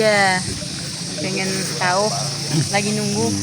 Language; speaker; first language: Indonesian; non-native, fluent; French